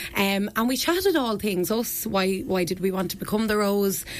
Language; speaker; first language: English; native; English